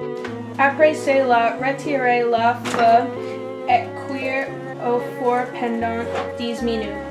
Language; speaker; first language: French; non-native, learner; English